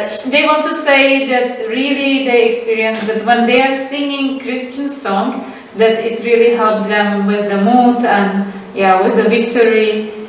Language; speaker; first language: English; non-native, fluent; Czech